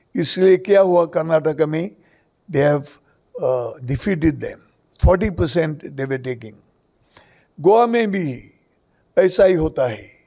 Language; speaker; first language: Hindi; non-native, local second language; Konkani